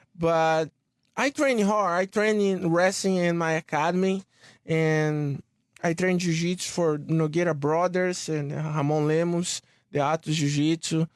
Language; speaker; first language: English; non-native, learner; Portuguese